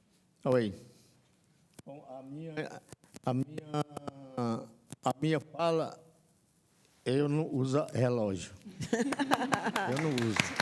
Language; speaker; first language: Portuguese; non-native, local second language; Yanomámi